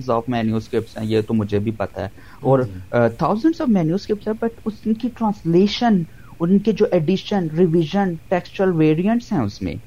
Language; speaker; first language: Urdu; non-native, local second language; Punjabi